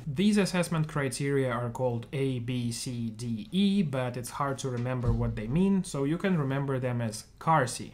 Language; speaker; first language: English; non-native, fluent; Russian